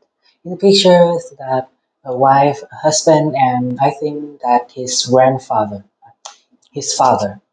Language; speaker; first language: English; non-native, learner; Vietnamese